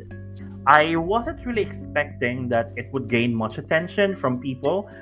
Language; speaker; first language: English; non-native, local second language; Cebuano